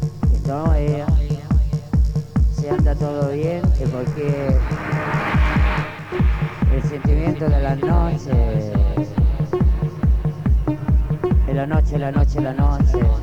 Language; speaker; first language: Spanish; non-native, learner; Italian